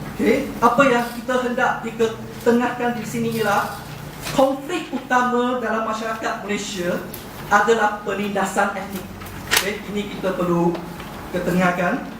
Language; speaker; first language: Malay; non-native, local second language; Chinese